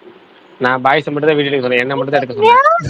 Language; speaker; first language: Tamil; native; Tamil